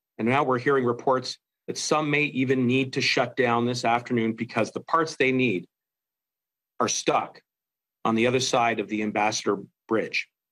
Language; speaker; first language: English; native; English